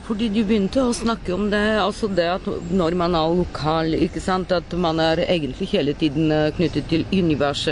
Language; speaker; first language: Norwegian; non-native, fluent; Bulgarian